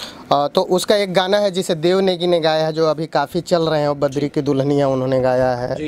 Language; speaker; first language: Hindi; native; Hindi